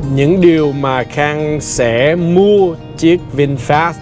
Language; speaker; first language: Vietnamese; early bilingual, heritage; Vietnamese